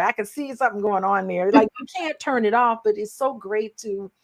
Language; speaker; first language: English; native; English